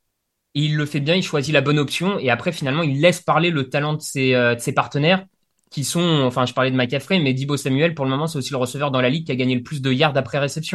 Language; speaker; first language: French; native; French